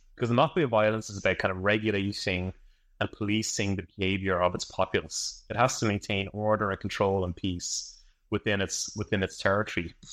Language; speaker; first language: English; native; English